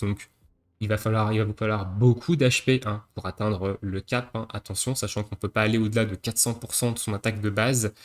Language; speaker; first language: French; native; French